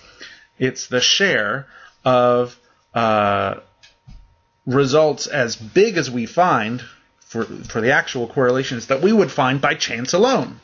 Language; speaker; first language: English; native; English